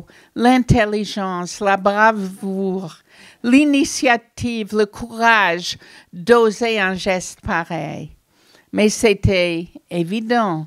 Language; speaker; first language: French; non-native, fluent; English